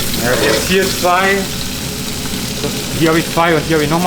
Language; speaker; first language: German; native; German